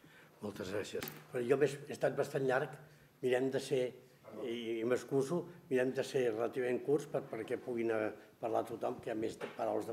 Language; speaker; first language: Catalan; native; Catalan